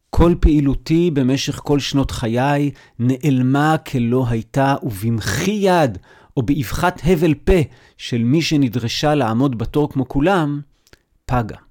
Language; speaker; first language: Hebrew; native; Hebrew